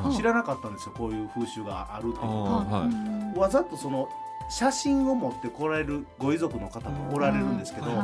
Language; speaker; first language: Japanese; native; Japanese